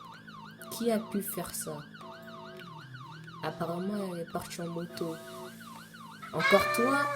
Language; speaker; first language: French; native; French